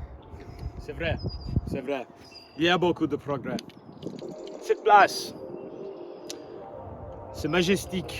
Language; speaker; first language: French; non-native, learner; English